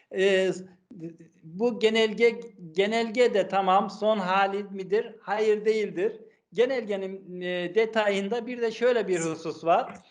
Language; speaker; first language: Turkish; native; Turkish